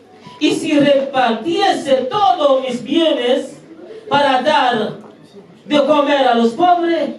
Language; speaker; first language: Spanish; non-native, fluent; Haitian Creole